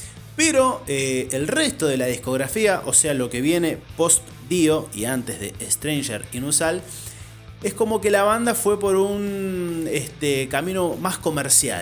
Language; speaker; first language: Spanish; native; Spanish